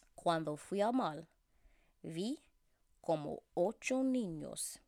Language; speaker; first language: Spanish; non-native, fluent; English